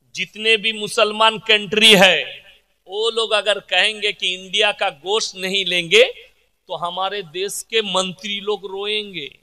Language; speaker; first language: Hindi; non-native, local second language; Bangla